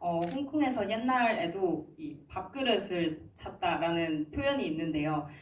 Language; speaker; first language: Korean; native; Korean